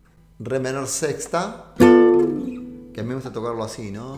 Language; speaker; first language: Spanish; native; Spanish